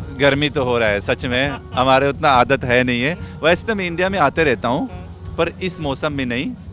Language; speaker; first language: Hindi; non-native, fluent; Persian